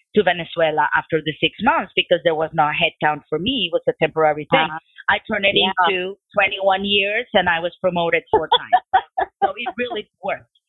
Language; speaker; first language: English; non-native, fluent; Spanish